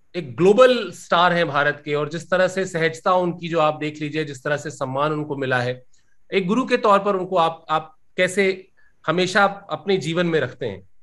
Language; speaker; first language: Hindi; native; Hindi